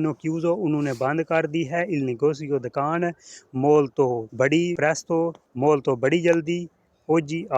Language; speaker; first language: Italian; non-native, learner; Punjabi